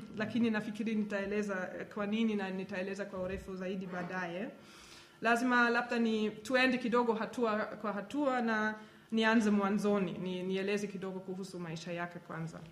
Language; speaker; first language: Swahili; non-native, fluent; German